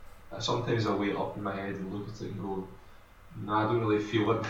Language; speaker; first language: English; native; English